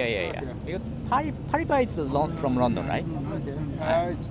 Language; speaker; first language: English; non-native, learner; Japanese